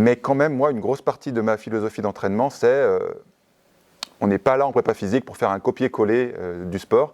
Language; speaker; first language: French; native; French